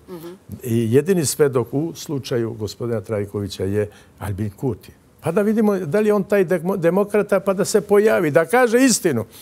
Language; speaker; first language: Bosnian; non-native, local second language; Albanian